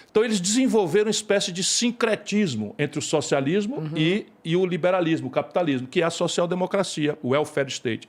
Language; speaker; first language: Portuguese; native; Portuguese